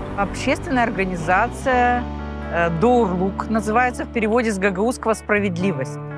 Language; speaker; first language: Russian; non-native, local second language; Gagauz